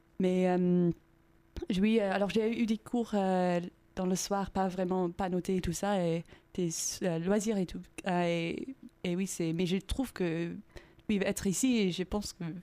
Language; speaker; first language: French; non-native, learner; English